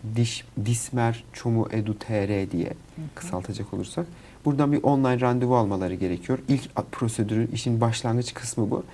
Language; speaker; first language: Turkish; native; Turkish